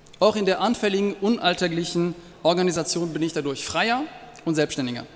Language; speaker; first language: German; non-native, fluent; French